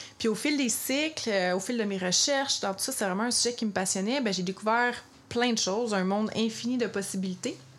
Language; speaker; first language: French; native; French